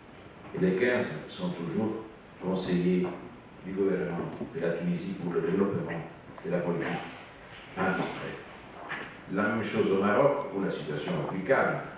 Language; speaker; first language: French; non-native, fluent; Italian